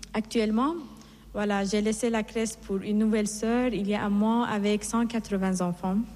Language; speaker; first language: French; non-native, fluent; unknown